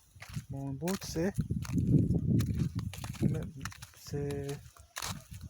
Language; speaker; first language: French; non-native, learner; Portuguese